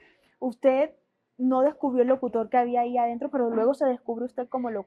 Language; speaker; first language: Spanish; native; Spanish